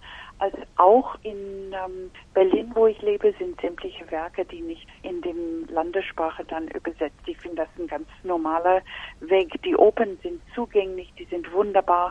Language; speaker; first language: German; non-native, fluent; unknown